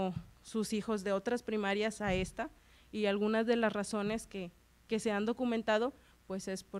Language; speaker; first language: Spanish; native; Spanish